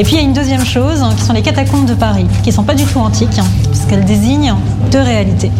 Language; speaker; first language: French; native; French